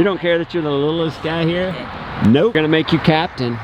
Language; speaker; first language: English; native; English